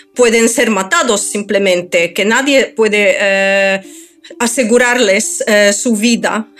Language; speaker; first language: Spanish; non-native, fluent; Ukrainian